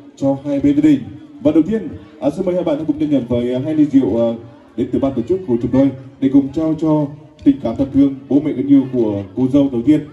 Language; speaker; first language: Vietnamese; non-native, local second language; Jarai